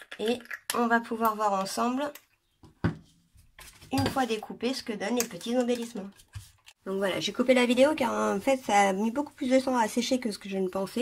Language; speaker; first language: French; native; French